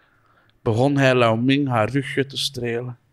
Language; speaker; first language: Dutch; native; Dutch